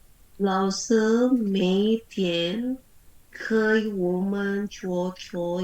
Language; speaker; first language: Chinese; non-native, learner; Indonesian